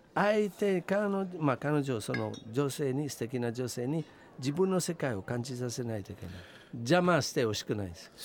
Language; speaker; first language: Japanese; non-native, fluent; Italian